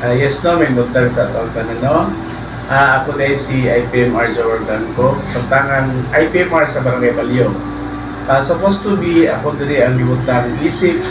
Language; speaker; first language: Cebuano; non-native, local second language; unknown